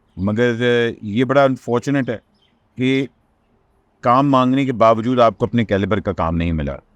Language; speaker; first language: Urdu; native; Urdu